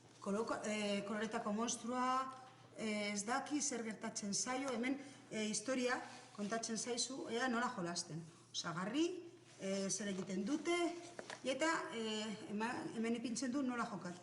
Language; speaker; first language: Basque; non-native, local second language; Spanish